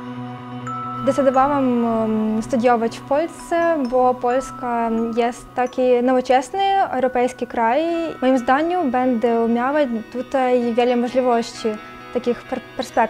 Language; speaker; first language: Polish; non-native, learner; Russian